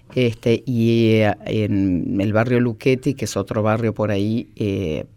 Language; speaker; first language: Spanish; native; Spanish